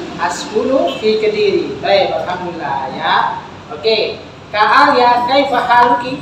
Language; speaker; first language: Arabic; non-native, fluent; Indonesian